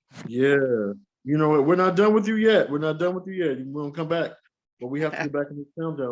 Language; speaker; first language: English; native; English